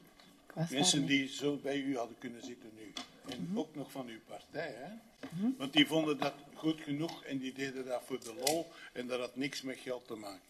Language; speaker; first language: Dutch; native; Dutch